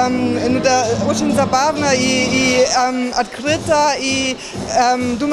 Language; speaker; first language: Russian; non-native, fluent; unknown